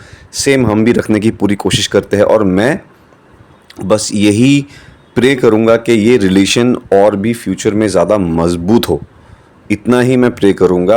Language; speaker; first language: Hindi; non-native, local second language; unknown